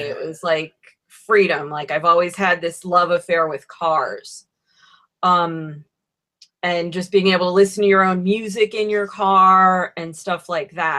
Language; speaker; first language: English; native; English